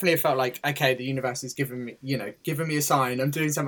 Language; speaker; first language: English; native; English